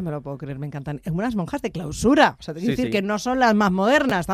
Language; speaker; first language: Spanish; native; Spanish